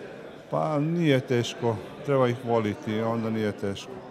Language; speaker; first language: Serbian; non-native, local second language; Hungarian